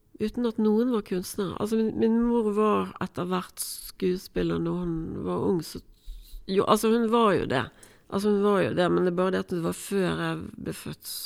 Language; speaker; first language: Norwegian; native; Norwegian